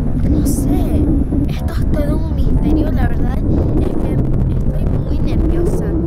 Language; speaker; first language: Spanish; early bilingual, heritage; Spanish